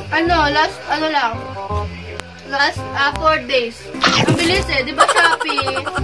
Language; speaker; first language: Filipino; non-native, local second language; Cebuano